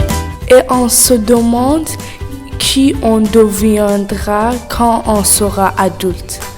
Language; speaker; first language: French; early bilingual, other home language; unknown